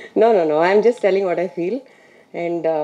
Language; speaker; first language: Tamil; non-native, fluent; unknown